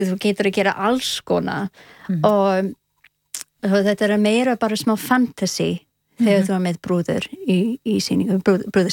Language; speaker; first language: Icelandic; non-native, learner; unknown